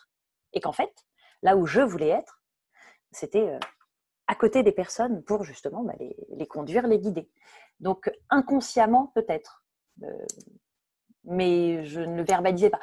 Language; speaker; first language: French; native; French